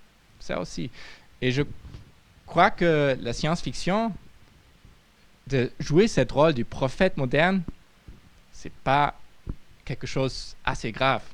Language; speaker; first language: French; non-native, fluent; German